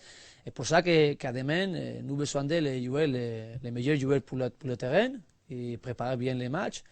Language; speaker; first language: French; non-native, learner; Spanish